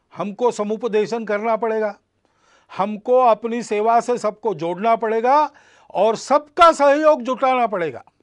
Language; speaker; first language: Hindi; non-native, local second language; Marathi